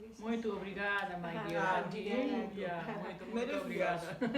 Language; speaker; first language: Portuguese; non-native, learner; Nepali